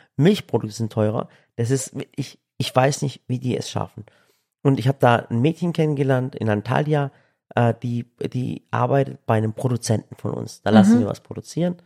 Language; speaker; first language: German; early bilingual, other home language; Turkish